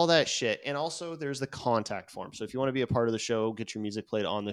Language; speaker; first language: English; native; English